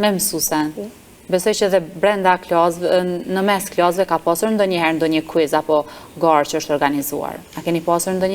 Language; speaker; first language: Albanian; native; Albanian